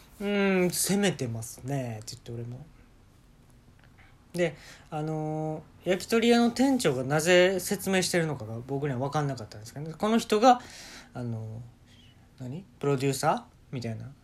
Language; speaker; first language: Japanese; native; Japanese